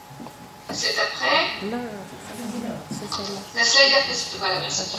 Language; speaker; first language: French; native; French